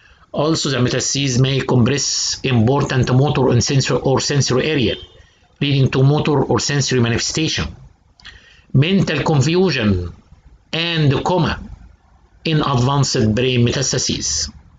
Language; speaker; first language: English; non-native, fluent; Arabic